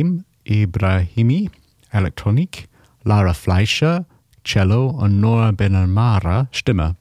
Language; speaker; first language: German; non-native, learner; English